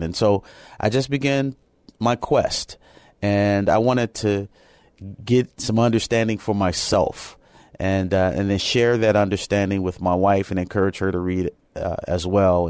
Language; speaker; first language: English; native; English